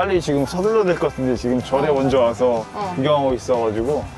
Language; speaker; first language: Korean; native; Korean